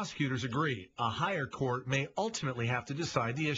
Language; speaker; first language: English; native; English